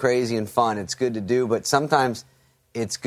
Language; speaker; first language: English; native; English